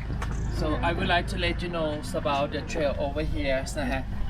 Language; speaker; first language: English; non-native, learner; Thai